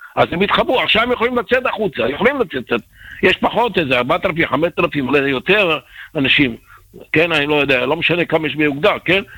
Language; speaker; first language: Hebrew; native; Hebrew